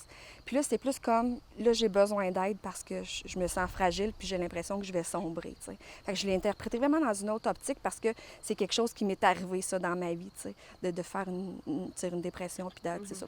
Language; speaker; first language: French; native; French